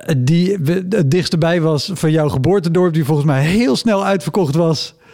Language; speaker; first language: Dutch; native; Dutch